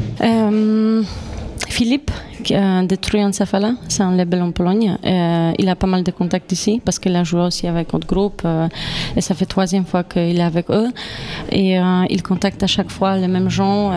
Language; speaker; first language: French; non-native, fluent; Polish